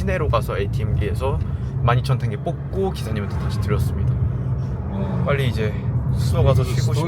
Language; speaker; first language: Korean; native; Korean